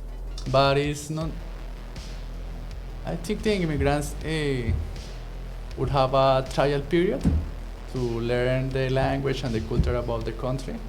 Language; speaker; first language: English; non-native, learner; Spanish